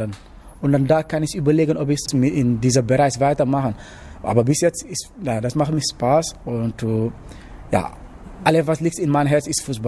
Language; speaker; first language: German; non-native, learner; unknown